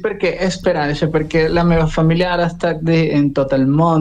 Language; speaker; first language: Catalan; non-native, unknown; Spanish